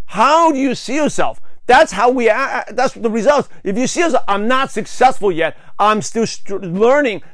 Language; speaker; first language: English; native; English